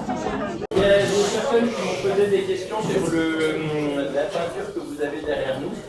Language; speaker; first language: French; native; French